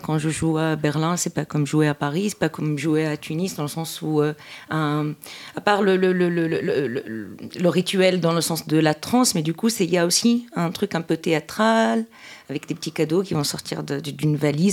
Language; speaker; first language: French; non-native, local second language; Arabic